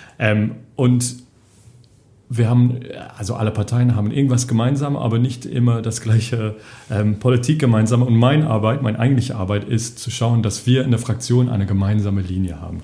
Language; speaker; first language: German; non-native, fluent; English